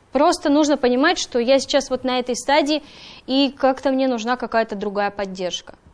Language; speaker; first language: Russian; native; Russian